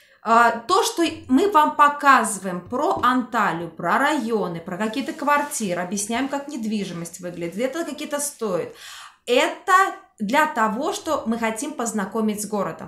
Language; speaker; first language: Russian; native; Russian